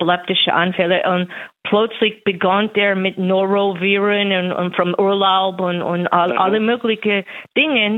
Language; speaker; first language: German; non-native, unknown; English